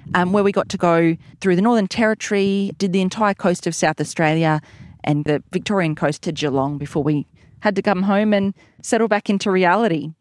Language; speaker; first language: English; native; English